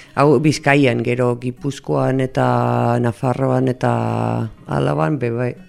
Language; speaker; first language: Basque; non-native, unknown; English